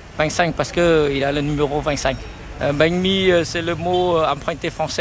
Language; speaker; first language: French; non-native, fluent; Vietnamese